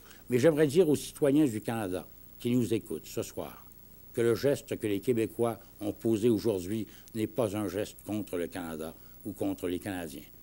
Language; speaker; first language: French; native; French